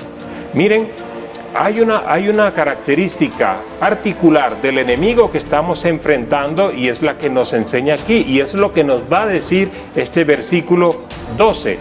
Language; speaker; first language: Spanish; native; Spanish